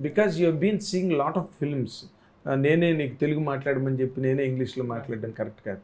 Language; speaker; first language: Telugu; native; Telugu